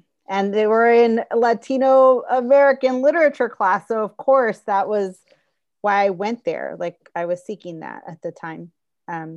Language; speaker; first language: English; early bilingual, other home language; Spanish